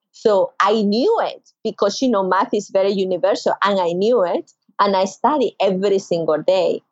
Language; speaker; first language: English; non-native, learner; Spanish